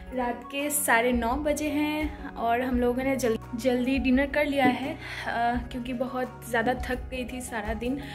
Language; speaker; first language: Hindi; non-native, local second language; Assamese